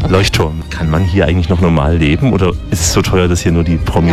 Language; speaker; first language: German; native; German